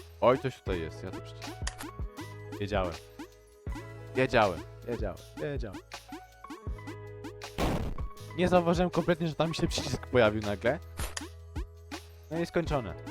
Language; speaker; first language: Polish; native; Polish